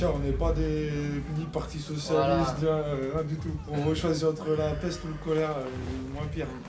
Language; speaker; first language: French; native; French